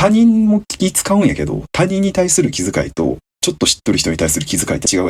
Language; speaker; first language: Japanese; native; Japanese